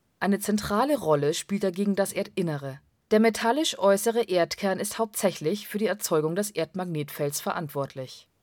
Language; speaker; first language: German; native; German